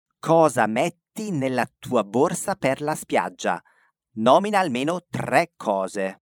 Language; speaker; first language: Italian; native; Italian